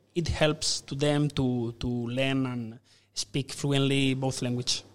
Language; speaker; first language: English; non-native, fluent; Spanish